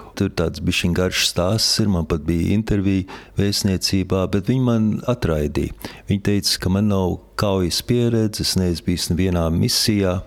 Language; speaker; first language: Latvian; early bilingual, heritage; Latvian